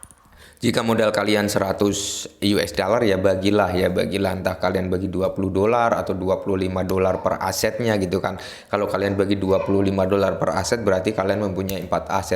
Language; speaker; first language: Indonesian; native; Indonesian